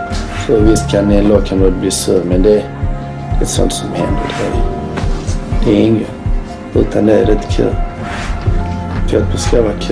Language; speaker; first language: Swedish; early bilingual, other home language; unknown